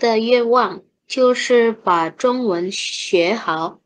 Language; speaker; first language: Chinese; non-native, learner; Indonesian